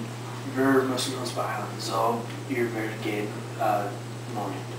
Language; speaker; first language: German; non-native, learner; English